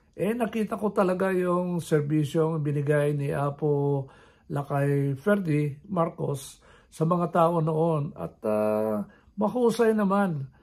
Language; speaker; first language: Filipino; non-native, local second language; Iloko